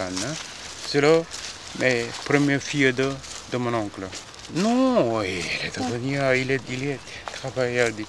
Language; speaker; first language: French; non-native, fluent; Korean